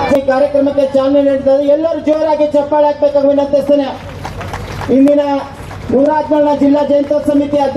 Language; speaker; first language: Kannada; native; Kannada